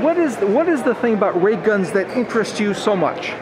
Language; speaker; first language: English; native; English